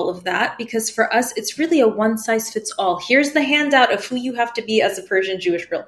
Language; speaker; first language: English; early bilingual, other home language; Persian